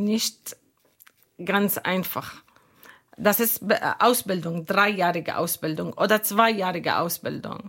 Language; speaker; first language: German; non-native, fluent; Arabic